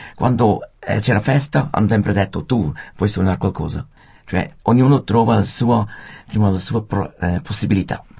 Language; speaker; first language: Italian; non-native, fluent; Swiss German